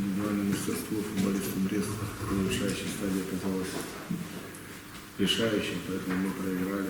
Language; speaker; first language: Russian; native; Russian